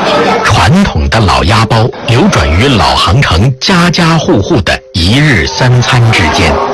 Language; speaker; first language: Chinese; native; Chinese